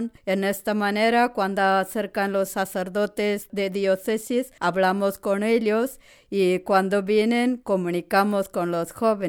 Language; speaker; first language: Spanish; non-native, learner; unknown